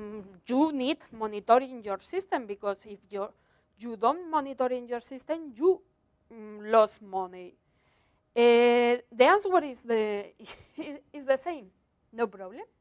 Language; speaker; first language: English; non-native, learner; Spanish